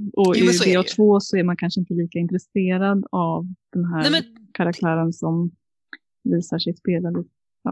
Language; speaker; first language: Swedish; native; Swedish